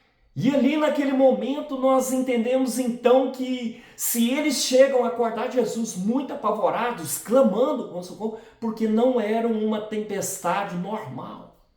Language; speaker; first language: Portuguese; native; Portuguese